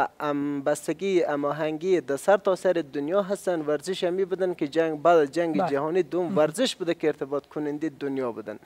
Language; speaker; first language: Persian; native; Persian